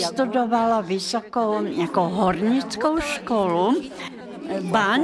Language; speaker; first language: Czech; non-native, fluent; Russian